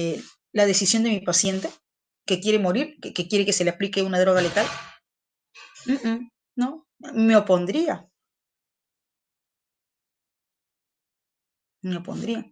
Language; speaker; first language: Spanish; native; Spanish